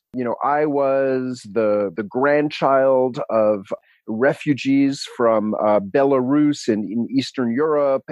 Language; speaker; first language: English; native; English